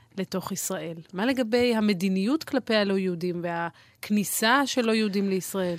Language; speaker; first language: Hebrew; native; Hebrew